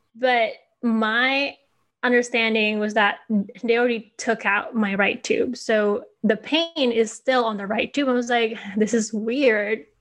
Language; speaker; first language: English; non-native, fluent; Indonesian